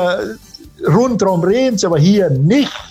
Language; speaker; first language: German; early bilingual, heritage; German